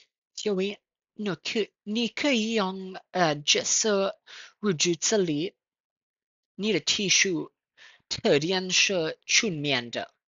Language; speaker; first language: Chinese; non-native, learner; English